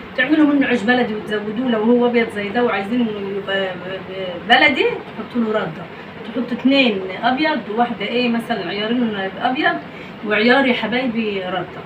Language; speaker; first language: Egyptian Arabic; native; Egyptian Arabic